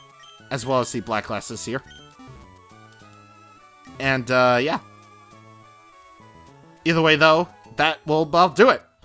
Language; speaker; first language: English; native; English